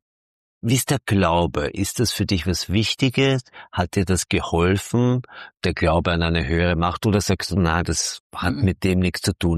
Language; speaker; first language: German; native; German